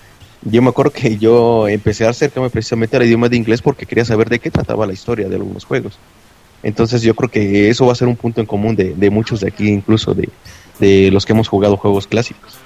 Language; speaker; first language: Spanish; native; Spanish